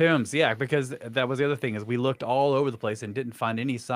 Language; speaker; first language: English; native; English